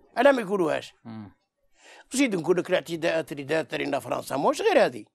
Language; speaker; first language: Arabic; native; Arabic